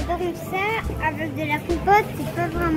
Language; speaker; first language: French; native; French